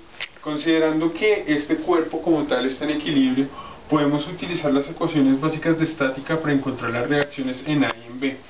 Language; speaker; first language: Spanish; native; Spanish